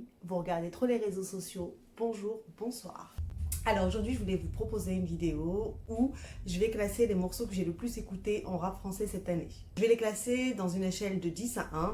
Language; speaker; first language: French; native; French